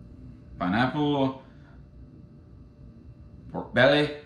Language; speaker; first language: English; native; English